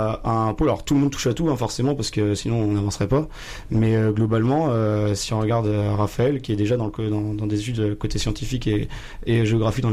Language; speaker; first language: French; native; French